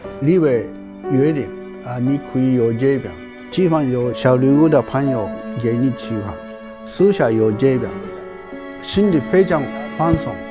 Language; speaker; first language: Chinese; non-native, learner; Japanese